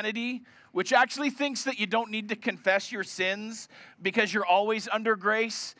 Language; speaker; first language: English; native; English